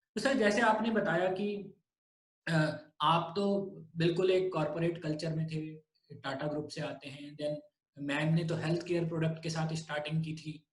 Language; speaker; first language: Hindi; native; Hindi